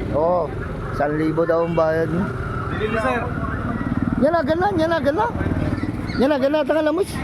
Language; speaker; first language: Filipino; non-native, local second language; Iloko